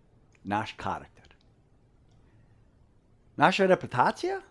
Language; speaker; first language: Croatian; early bilingual, heritage; English